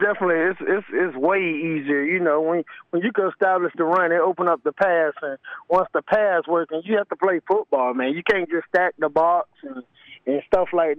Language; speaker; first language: English; native; English